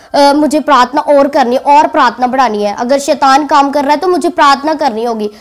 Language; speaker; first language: Hindi; native; Hindi